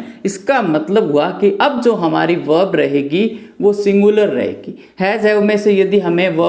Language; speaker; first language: Hindi; native; Hindi